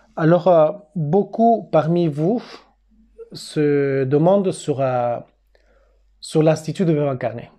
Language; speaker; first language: French; non-native, fluent; Spanish